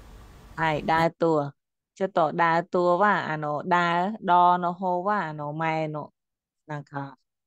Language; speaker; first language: Japanese; non-native, fluent; Khmer